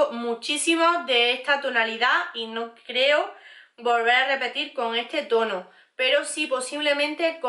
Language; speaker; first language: Spanish; native; Spanish